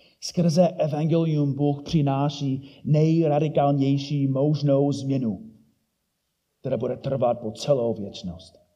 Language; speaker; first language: Czech; non-native, fluent; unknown